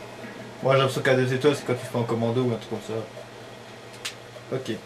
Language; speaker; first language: French; native; French